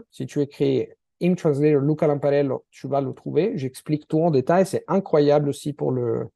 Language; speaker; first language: French; non-native, fluent; Italian